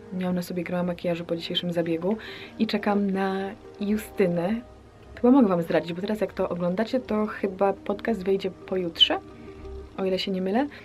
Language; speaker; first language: Polish; native; Polish